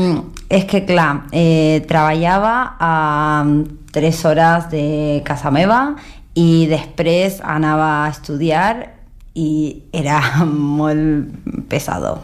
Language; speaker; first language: Catalan; non-native, learner; Spanish